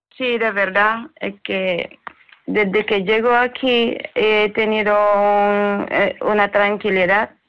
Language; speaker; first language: Spanish; non-native, learner; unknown